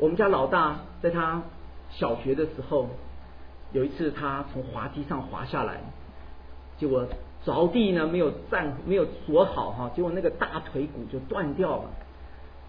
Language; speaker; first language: Chinese; native; Chinese